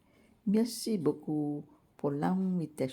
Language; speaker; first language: French; non-native, learner; Sinhala